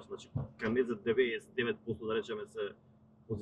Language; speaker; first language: Macedonian; native; Macedonian